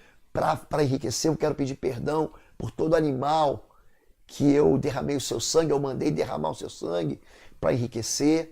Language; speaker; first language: Portuguese; native; Portuguese